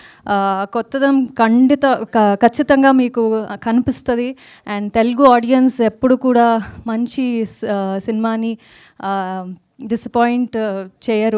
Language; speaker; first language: Telugu; non-native, fluent; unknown